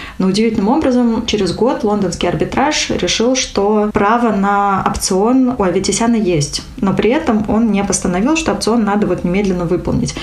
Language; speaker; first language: Russian; native; Russian